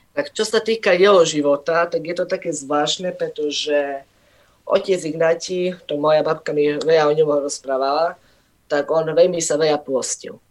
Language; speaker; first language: Slovak; non-native, local second language; Rusyn